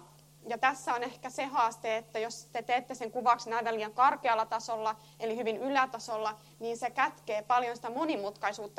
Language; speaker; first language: Finnish; native; Finnish